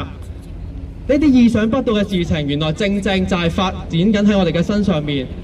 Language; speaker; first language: Cantonese; native; Cantonese